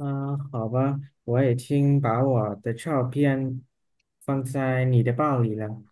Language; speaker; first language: Chinese; non-native, learner; Vietnamese